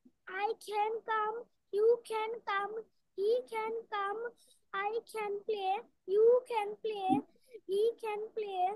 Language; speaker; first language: English; non-native, learner; Bangla